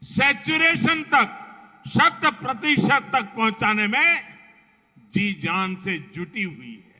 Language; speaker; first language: Hindi; non-native, local second language; Gujarati